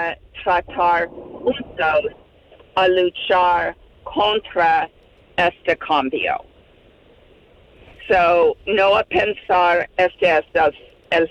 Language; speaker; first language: Spanish; non-native, fluent; English